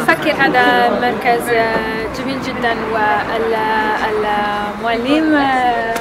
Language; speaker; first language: Arabic; non-native, learner; Italian